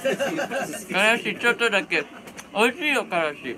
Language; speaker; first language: Japanese; non-native, learner; English